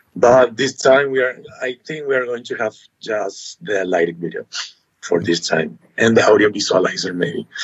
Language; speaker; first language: English; non-native, learner; Spanish